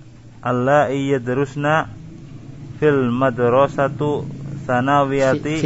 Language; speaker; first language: Arabic; non-native, learner; Indonesian